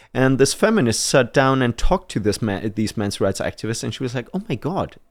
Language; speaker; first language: English; non-native, fluent; German